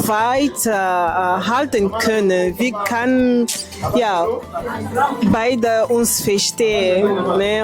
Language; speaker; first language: German; non-native, learner; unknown